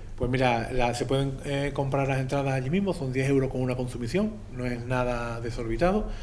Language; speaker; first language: Spanish; native; Spanish